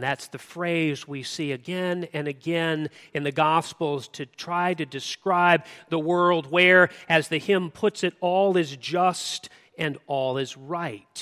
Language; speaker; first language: English; native; English